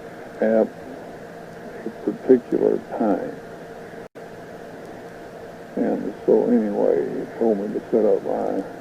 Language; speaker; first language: English; native; English